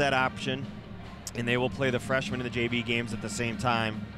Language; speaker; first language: English; native; English